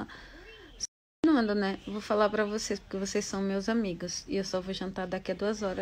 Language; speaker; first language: Portuguese; native; Portuguese